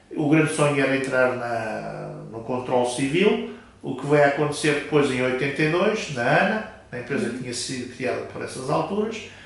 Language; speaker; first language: Portuguese; native; Portuguese